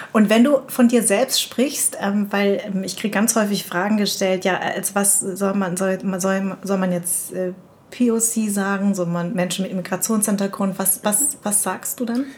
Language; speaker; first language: German; early bilingual, other home language; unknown